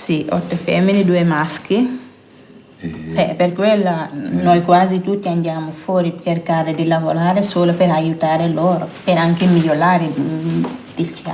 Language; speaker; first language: Italian; non-native, learner; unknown